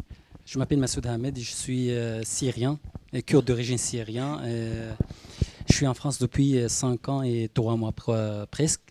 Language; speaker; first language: French; non-native, fluent; Kurdish